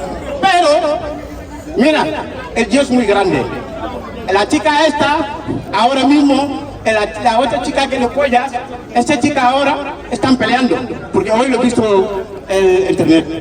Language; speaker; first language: Spanish; non-native, learner; Wolof